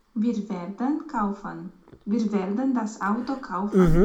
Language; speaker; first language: German; non-native, learner; Romanian